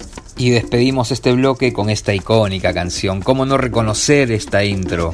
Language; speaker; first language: Spanish; native; Spanish